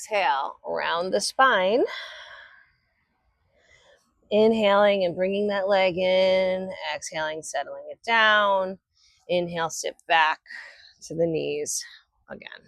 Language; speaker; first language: English; native; English